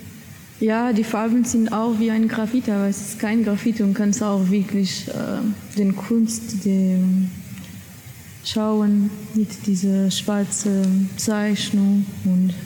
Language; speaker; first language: German; non-native, learner; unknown